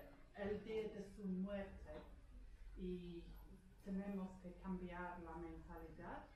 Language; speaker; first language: Spanish; non-native, fluent; English